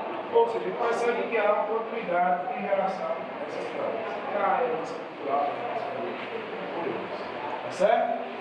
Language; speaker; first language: Portuguese; native; Portuguese